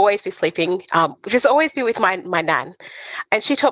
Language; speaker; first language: English; native; English